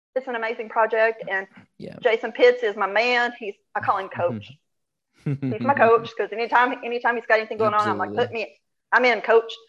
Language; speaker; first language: English; native; English